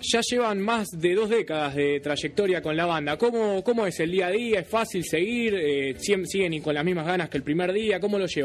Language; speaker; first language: Spanish; native; Spanish